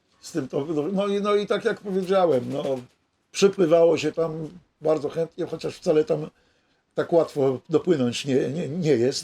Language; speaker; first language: Polish; native; Polish